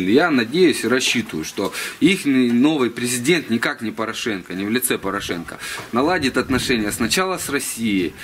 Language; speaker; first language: Russian; native; Russian